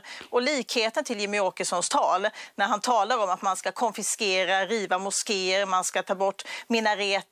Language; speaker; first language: Swedish; native; Swedish